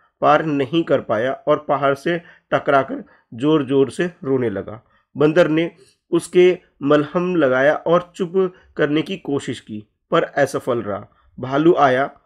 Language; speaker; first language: Hindi; native; Hindi